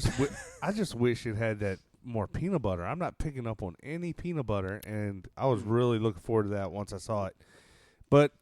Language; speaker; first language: English; native; English